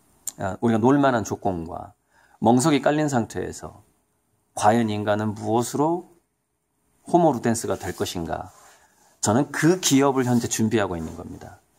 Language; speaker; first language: Korean; native; Korean